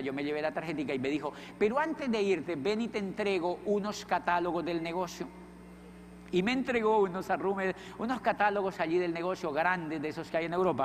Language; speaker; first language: Spanish; native; Spanish